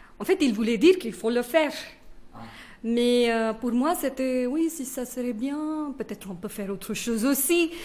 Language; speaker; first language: French; non-native, fluent; Kannada